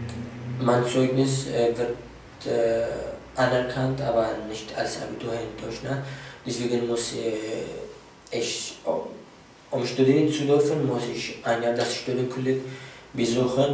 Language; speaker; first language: German; non-native, fluent; Arabic